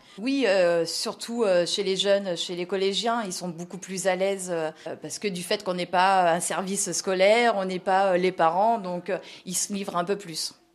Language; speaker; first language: French; native; French